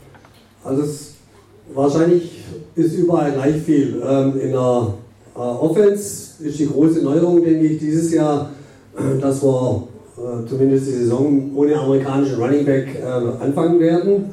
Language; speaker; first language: German; native; German